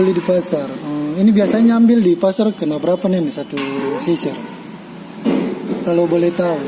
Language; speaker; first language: Malay; native; Malay